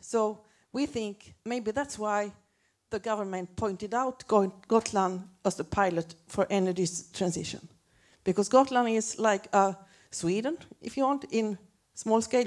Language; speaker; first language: English; non-native, fluent; Swedish